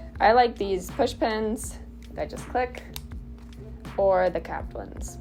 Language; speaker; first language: English; native; English